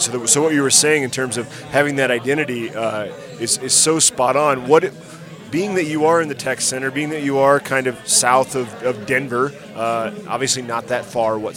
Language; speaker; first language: English; native; English